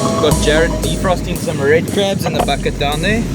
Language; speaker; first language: English; native; English